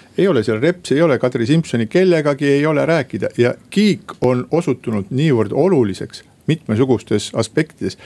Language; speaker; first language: Estonian; native; Estonian